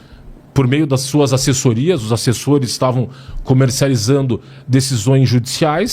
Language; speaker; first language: Portuguese; native; Portuguese